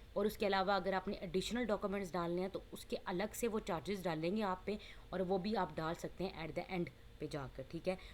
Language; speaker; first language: Hindi; non-native, local second language; Punjabi